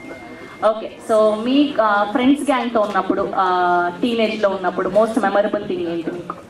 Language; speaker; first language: Telugu; native; Telugu